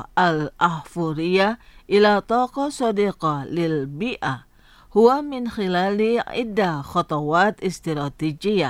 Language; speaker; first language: Arabic; non-native, fluent; Indonesian